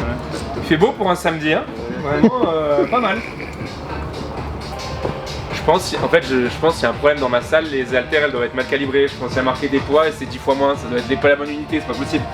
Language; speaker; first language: French; native; French